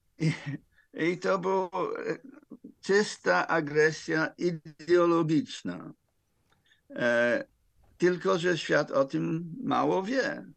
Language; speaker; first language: Polish; non-native, fluent; English